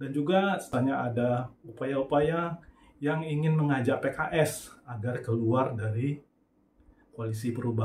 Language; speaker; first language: Indonesian; native; Indonesian